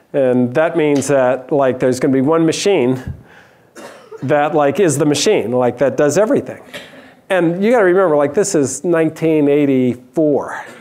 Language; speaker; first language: English; native; English